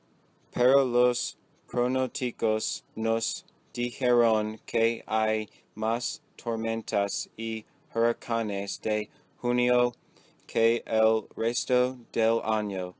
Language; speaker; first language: Spanish; non-native, learner; English